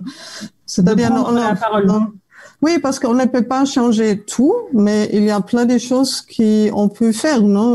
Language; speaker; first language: French; non-native, fluent; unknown